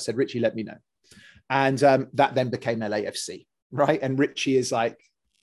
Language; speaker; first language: English; native; English